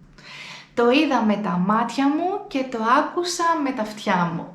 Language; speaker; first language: Greek; native; Greek